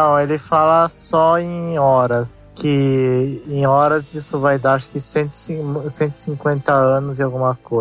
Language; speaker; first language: Portuguese; native; Portuguese